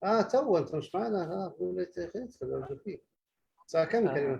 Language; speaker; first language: Arabic; native; Arabic